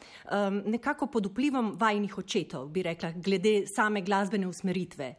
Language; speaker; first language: Slovenian; native; Slovenian